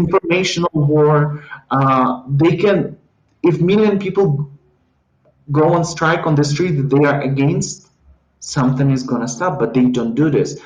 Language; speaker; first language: English; non-native, fluent; Ukrainian